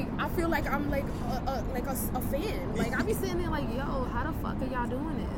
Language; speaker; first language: English; native; English